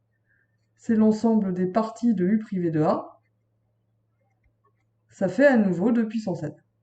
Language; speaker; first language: French; native; French